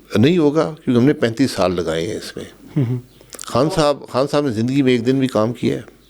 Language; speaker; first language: Urdu; non-native, local second language; Pahari-Potwari